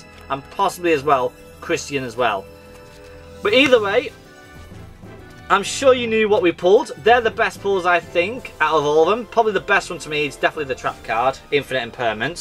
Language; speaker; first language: English; native; English